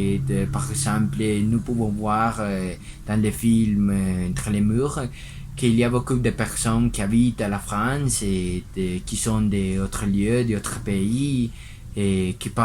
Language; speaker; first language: French; non-native, learner; Spanish